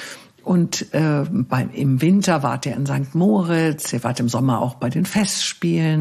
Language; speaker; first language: German; native; German